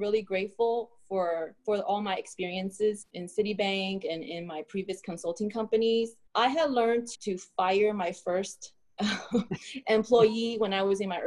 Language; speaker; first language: English; early bilingual, other home language; Chinese